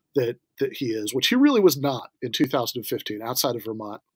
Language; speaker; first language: English; native; English